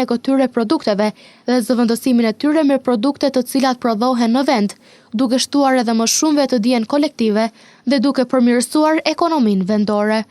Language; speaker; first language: Albanian; native; Albanian